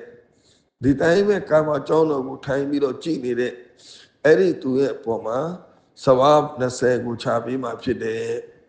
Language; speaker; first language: Burmese; non-native, local second language; Rohingya